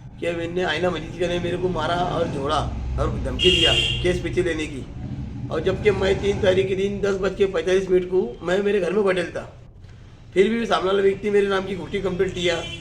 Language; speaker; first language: Hindi; non-native, local second language; Urdu